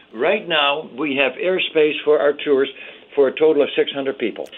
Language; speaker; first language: English; early bilingual, other home language; Dutch